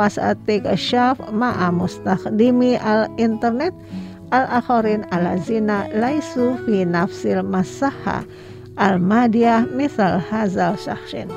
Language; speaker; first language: Arabic; non-native, fluent; Indonesian